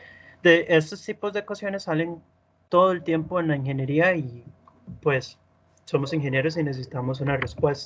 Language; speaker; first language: Spanish; native; Spanish